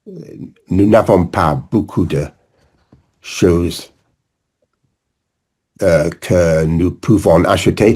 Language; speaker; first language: French; non-native, learner; English